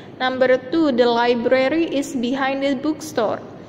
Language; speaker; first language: English; non-native, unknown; Indonesian